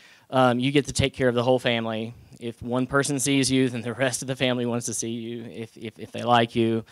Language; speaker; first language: English; native; English